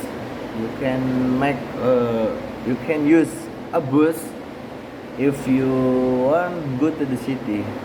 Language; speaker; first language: English; non-native, learner; Indonesian